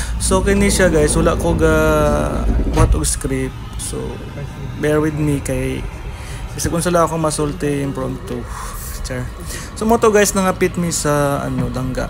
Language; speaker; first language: Cebuano; non-native, local second language; Hiligaynon